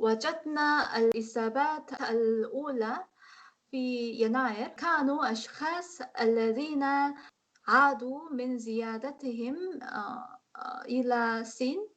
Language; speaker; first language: Arabic; non-native, learner; Korean